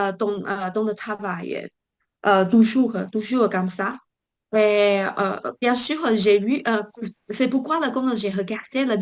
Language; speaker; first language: French; non-native, learner; Chinese